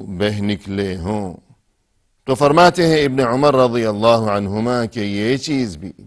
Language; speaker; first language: Urdu; native; Urdu